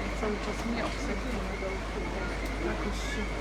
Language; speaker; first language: Polish; native; Polish